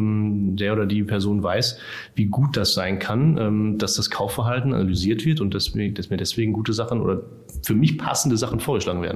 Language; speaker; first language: German; native; German